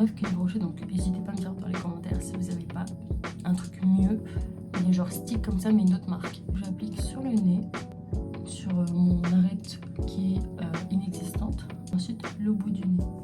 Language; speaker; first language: French; native; French